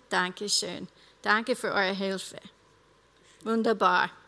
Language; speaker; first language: German; non-native, fluent; English